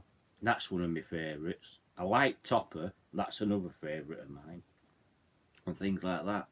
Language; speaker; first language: English; native; English